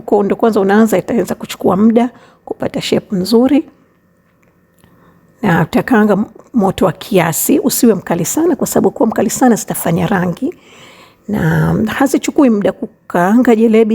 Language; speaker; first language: Swahili; native; Swahili